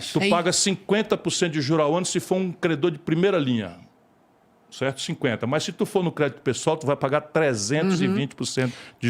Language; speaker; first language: Portuguese; native; Portuguese